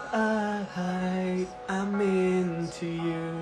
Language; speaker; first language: English; non-native, learner; Thai